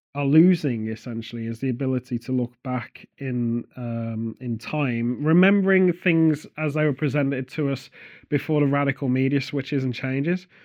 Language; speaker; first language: English; native; English